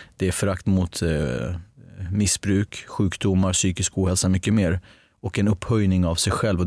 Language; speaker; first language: Swedish; early bilingual, other home language; Armenian